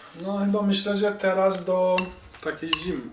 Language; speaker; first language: Polish; non-native, learner; Turkish